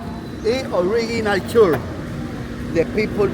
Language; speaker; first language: English; non-native, learner; Spanish